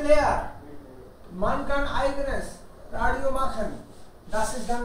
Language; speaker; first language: German; non-native, learner; Hindi